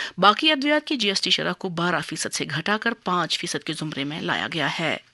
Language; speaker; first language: Urdu; non-native, local second language; Kashmiri